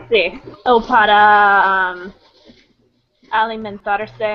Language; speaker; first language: Spanish; non-native, learner; English